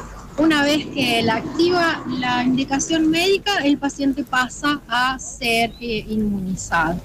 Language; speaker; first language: Spanish; native; Spanish